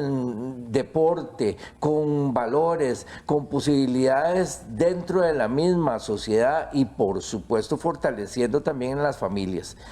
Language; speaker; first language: Spanish; native; Spanish